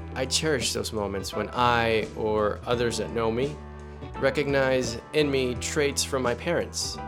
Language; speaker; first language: English; non-native, fluent; Spanish